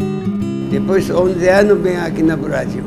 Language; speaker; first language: Portuguese; non-native, learner; Japanese